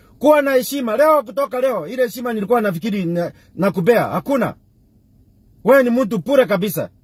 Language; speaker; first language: Swahili; non-native, local second language; Gusii